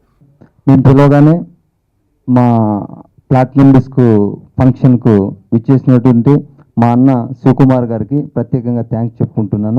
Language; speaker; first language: Telugu; native; Telugu